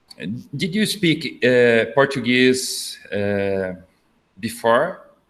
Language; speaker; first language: English; non-native, learner; Portuguese